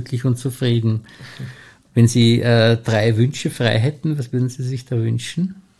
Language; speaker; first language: German; native; German